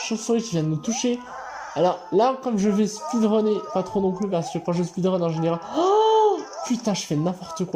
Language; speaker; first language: French; native; French